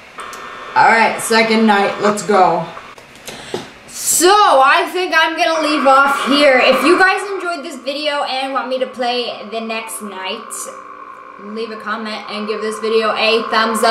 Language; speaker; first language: English; native; English